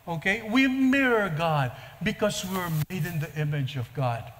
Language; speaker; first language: English; non-native, local second language; Filipino